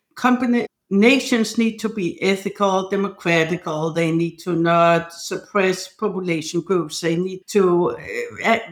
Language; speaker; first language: English; non-native, fluent; Danish